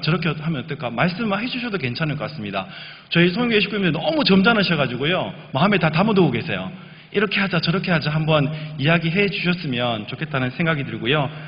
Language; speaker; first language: Korean; native; Korean